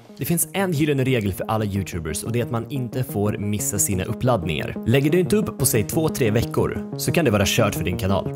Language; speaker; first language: Swedish; early bilingual, other home language; Russian